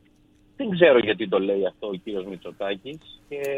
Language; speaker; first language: Greek; native; Greek